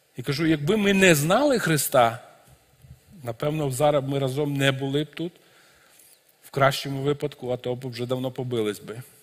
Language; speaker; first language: Ukrainian; native; Ukrainian